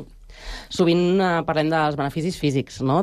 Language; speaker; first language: Catalan; native; Catalan